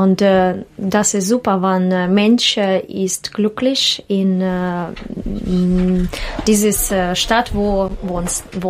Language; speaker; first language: German; non-native, learner; Russian